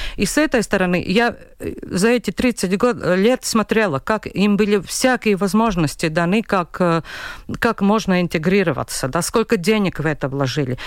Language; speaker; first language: Russian; non-native, local second language; Latvian